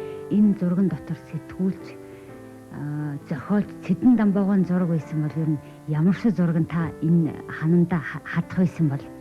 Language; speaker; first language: Mongolian; native; Mongolian